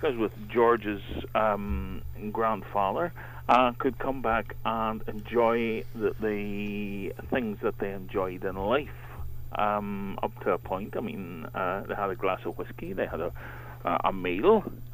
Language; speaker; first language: English; native; English